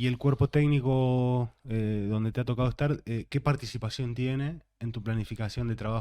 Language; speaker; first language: Spanish; native; Spanish